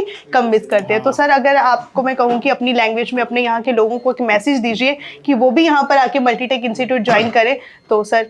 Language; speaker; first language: Hindi; native; Hindi